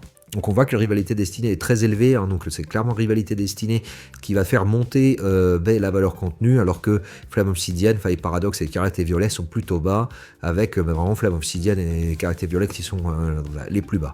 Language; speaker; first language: French; native; French